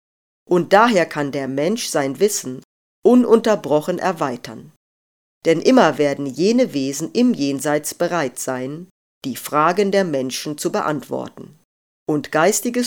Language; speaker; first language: German; native; German